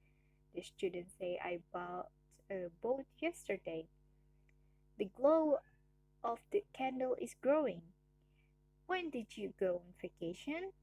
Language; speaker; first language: English; non-native, learner; Indonesian